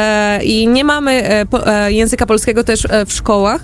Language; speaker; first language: Polish; early bilingual, heritage; Portuguese